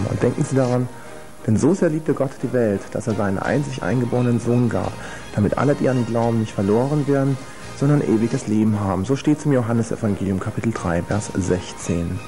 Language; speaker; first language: German; native; German